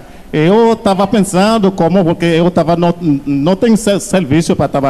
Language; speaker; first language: Portuguese; non-native, learner; Haitian Creole